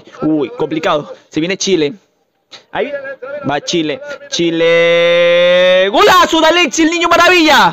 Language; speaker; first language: Spanish; native; Spanish